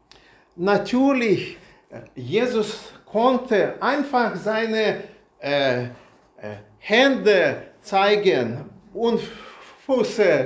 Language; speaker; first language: German; non-native, learner; Russian